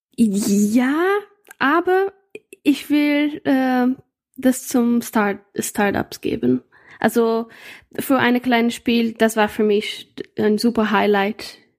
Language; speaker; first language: German; non-native, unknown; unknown